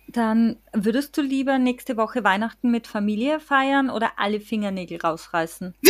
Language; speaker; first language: German; native; German